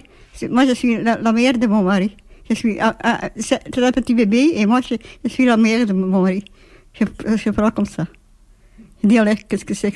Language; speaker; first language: French; non-native, learner; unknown